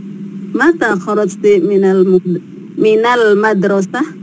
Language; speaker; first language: Arabic; non-native, learner; Indonesian